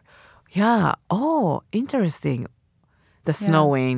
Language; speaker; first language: English; non-native, learner; Japanese